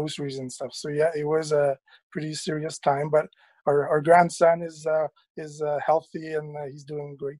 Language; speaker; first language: English; native; English